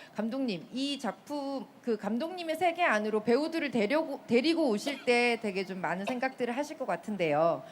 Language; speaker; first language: Korean; native; Korean